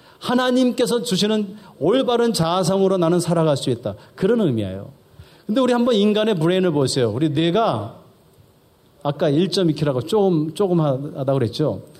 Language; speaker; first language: Korean; early bilingual, heritage; Korean